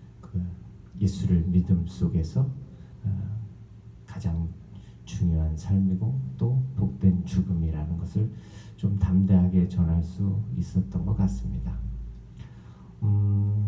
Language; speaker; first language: Korean; native; Korean